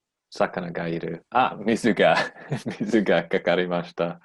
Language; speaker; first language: Japanese; non-native, learner; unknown